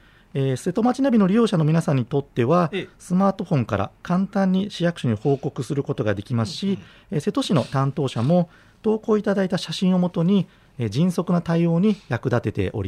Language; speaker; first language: Japanese; native; Japanese